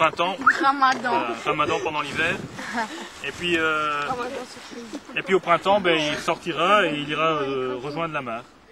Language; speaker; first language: French; native; French